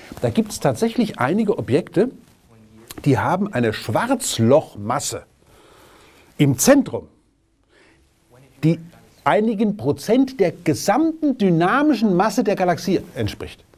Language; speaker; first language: German; native; German